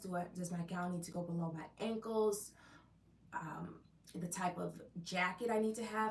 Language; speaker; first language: English; native; English